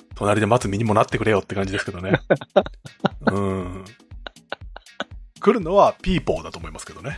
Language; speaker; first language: Japanese; native; Japanese